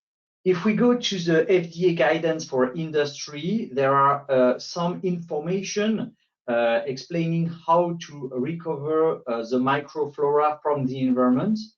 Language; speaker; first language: English; non-native, fluent; French